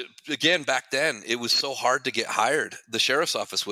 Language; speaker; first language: English; native; English